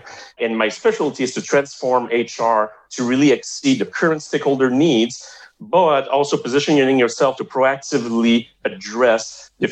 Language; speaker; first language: English; non-native, fluent; French